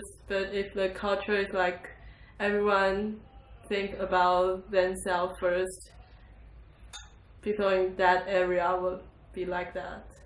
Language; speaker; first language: English; non-native, learner; Chinese